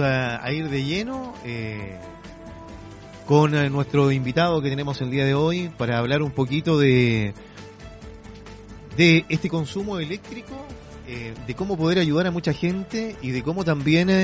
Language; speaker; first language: Spanish; native; Spanish